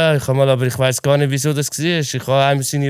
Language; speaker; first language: German; native; German